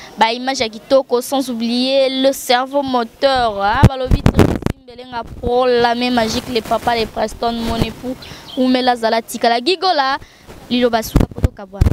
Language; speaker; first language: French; non-native, local second language; Lingala